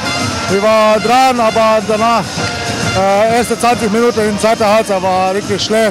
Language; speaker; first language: German; non-native, learner; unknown